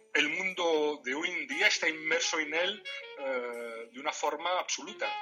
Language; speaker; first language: Spanish; non-native, fluent; Riffian